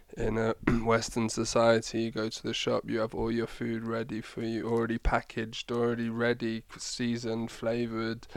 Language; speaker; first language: English; native; English